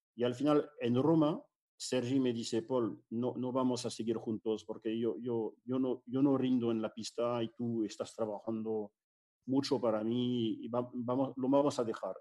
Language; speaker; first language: Spanish; non-native, fluent; French